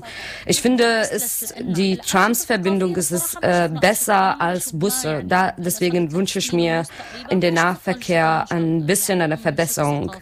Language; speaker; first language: German; non-native, learner; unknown